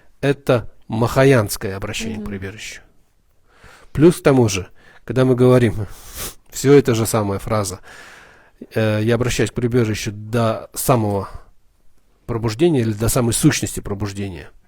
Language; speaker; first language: Russian; native; Russian